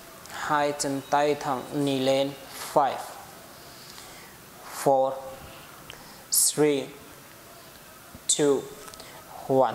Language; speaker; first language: Vietnamese; non-native, learner; Hindi